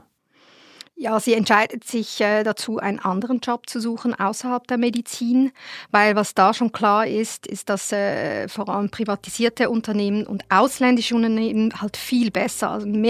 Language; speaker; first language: German; native; German